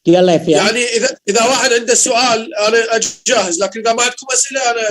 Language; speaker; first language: Arabic; native; Arabic